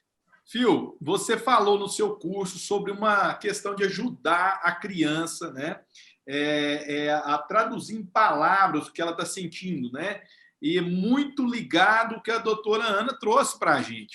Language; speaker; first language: Portuguese; native; Portuguese